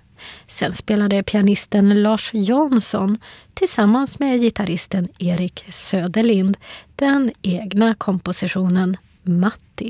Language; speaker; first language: Swedish; native; Swedish